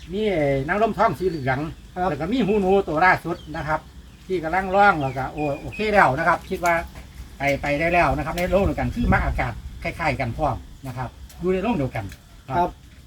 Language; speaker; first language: Thai; native; Thai